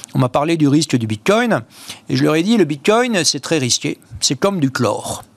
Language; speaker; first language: French; native; French